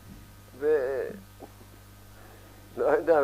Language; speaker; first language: Hebrew; early bilingual, other home language; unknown